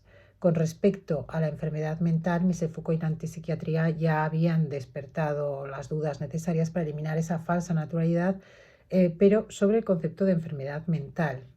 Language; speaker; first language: Spanish; native; Spanish